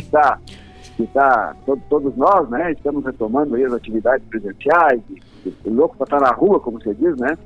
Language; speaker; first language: Portuguese; native; Portuguese